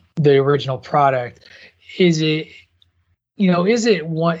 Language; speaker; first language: English; native; English